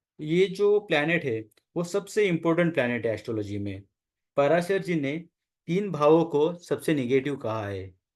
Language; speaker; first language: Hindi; non-native, local second language; Marathi